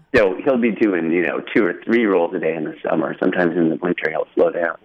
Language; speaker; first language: English; native; English